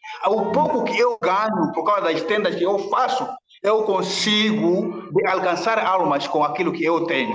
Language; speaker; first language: Portuguese; non-native, local second language; Nyanja